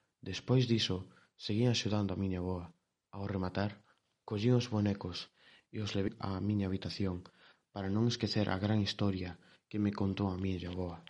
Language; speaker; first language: Galician; non-native, local second language; Spanish